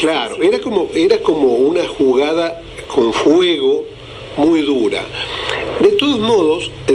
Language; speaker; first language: Spanish; native; Spanish